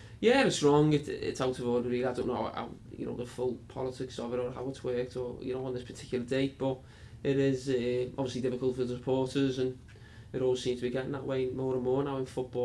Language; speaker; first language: English; native; English